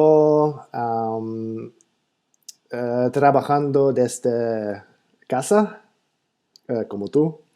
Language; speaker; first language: Spanish; non-native, learner; Swedish